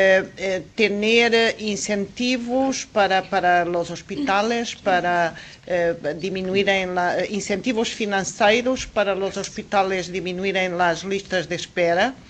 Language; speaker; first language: Spanish; non-native, fluent; Portuguese